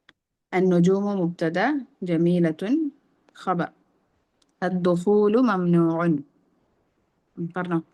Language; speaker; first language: Arabic; non-native, fluent; Malayalam